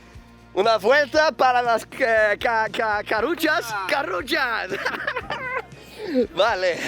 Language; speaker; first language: Spanish; non-native, learner; English